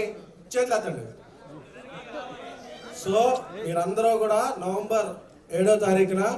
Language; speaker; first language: Telugu; native; Telugu